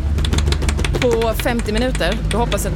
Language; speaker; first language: Swedish; native; Swedish